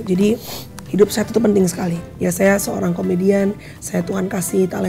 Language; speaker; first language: Indonesian; native; Indonesian